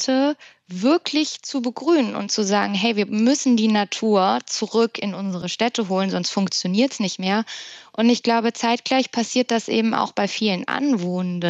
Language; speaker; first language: German; native; German